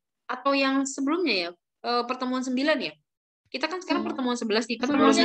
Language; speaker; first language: Indonesian; native; Indonesian